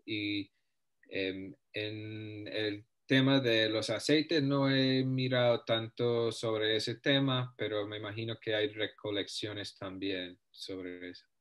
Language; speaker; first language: Spanish; non-native, fluent; English